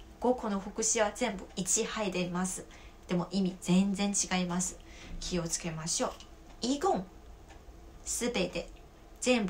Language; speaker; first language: Japanese; non-native, fluent; Chinese